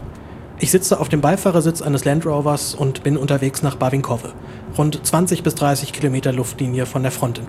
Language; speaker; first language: German; native; German